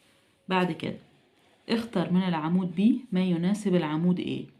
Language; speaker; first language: Arabic; native; Arabic